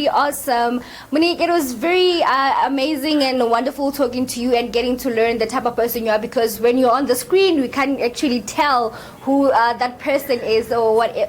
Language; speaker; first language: English; non-native, local second language; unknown